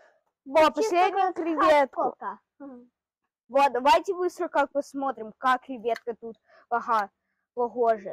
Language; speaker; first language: Russian; early bilingual, heritage; Russian